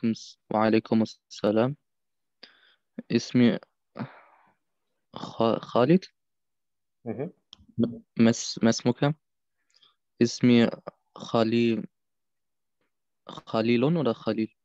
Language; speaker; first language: Arabic; non-native, learner; German